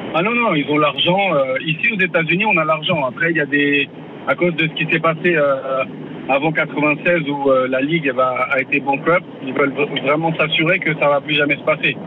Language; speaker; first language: French; native; French